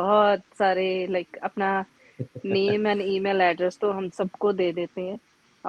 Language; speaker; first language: Hindi; non-native, local second language; Punjabi